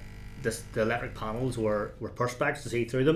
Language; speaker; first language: English; native; English